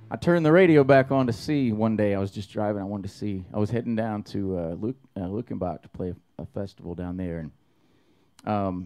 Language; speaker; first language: English; native; English